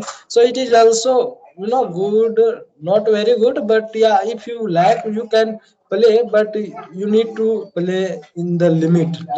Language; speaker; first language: English; non-native, learner; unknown